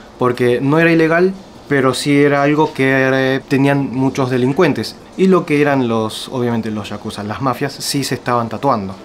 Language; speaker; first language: Spanish; native; Spanish